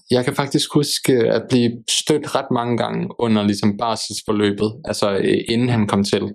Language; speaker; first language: Danish; early bilingual, other home language; Bosnian